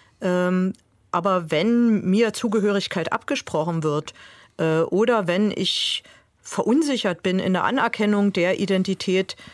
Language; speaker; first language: German; native; German